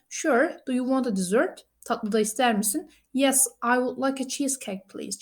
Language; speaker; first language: English; non-native, fluent; Turkish